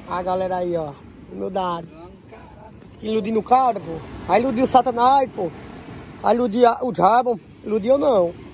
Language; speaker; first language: Portuguese; native; Portuguese